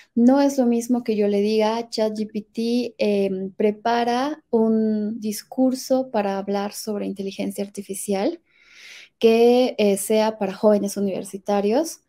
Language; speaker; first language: Spanish; native; Spanish